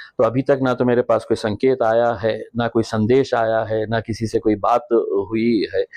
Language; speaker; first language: Hindi; native; Hindi